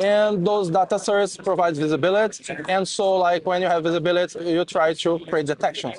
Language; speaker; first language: English; non-native, fluent; Portuguese